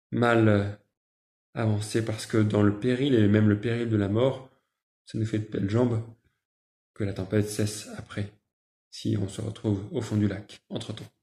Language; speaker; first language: French; native; French